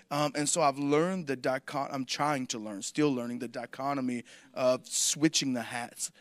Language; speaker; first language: English; native; English